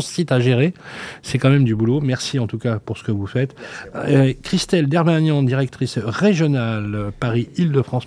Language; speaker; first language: French; native; French